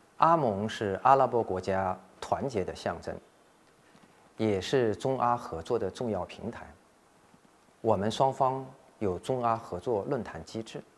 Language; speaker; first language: Chinese; native; Chinese